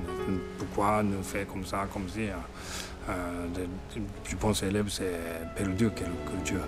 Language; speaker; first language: French; non-native, learner; Japanese